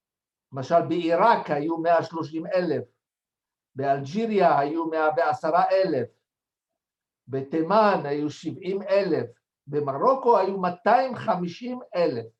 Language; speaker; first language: Hebrew; non-native, fluent; French